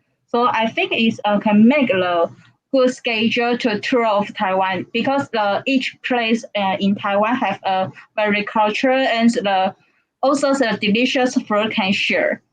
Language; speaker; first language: English; non-native, learner; Chinese